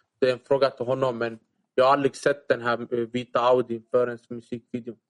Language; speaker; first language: Swedish; early bilingual, other home language; Arabic